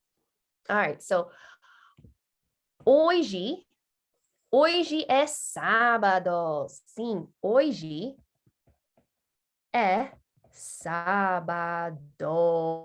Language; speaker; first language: Portuguese; non-native, fluent; English